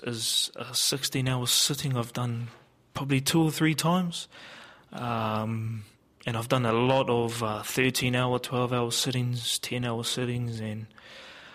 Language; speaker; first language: English; native; English